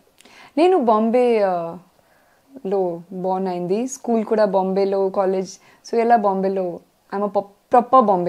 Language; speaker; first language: Telugu; non-native, learner; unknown